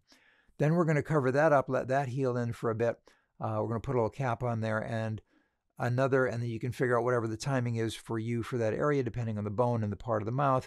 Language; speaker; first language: English; native; English